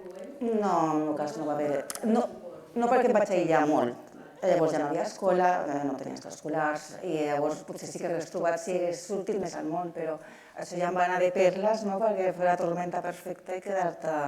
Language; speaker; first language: Catalan; non-native, local second language; Spanish